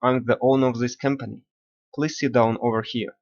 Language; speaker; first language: English; non-native, learner; Kazakh